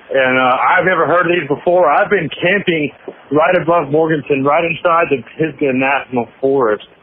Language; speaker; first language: English; native; English